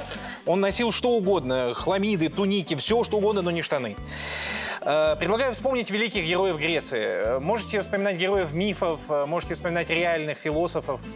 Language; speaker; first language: Russian; native; Russian